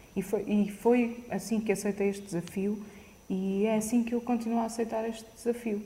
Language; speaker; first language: Portuguese; native; Portuguese